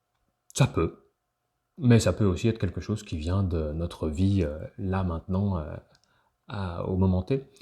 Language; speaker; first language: French; native; French